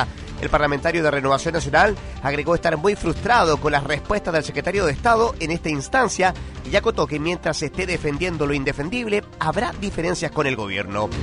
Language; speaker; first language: Spanish; native; Spanish